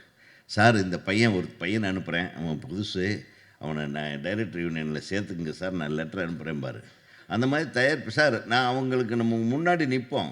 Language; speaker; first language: Tamil; native; Tamil